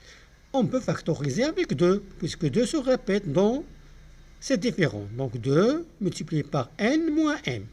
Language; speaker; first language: French; non-native, local second language; Arabic